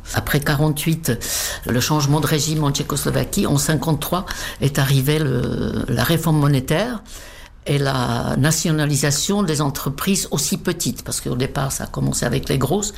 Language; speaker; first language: French; non-native, fluent; Czech